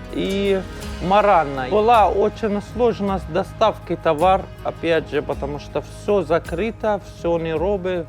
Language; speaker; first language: Ukrainian; non-native, learner; Arabic